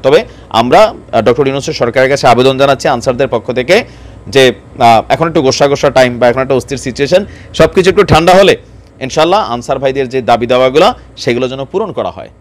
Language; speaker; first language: Bangla; native; Bangla